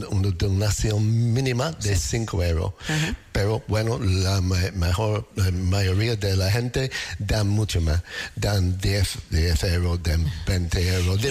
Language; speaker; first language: Spanish; non-native, learner; English